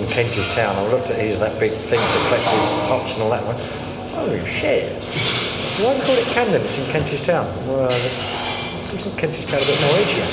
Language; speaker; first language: English; native; English